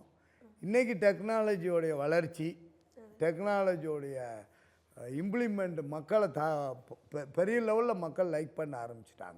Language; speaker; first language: Tamil; native; Tamil